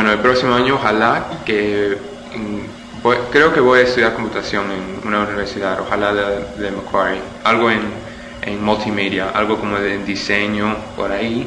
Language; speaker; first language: Spanish; early bilingual, heritage; Spanish